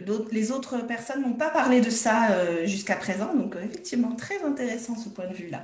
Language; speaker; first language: French; native; French